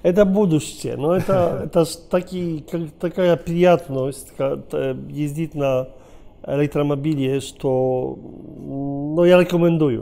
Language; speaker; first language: Russian; non-native, learner; Polish